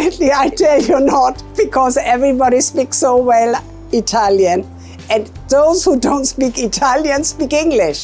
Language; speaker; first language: English; non-native, fluent; German